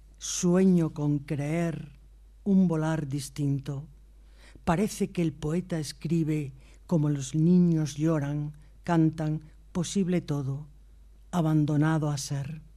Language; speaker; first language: Spanish; native; Spanish